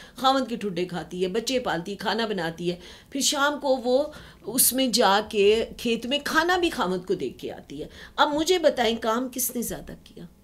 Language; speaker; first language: Urdu; non-native, local second language; Punjabi